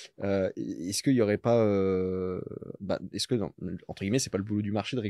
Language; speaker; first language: French; native; French